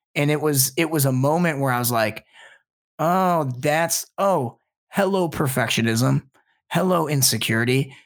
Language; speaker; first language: English; native; English